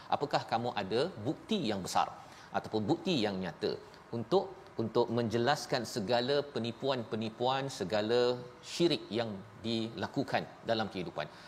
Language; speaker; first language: Malay; native; Malay